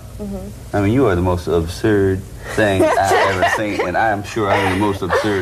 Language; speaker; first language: English; native; English